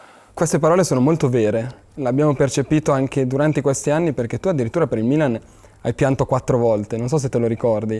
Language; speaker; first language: Italian; native; Italian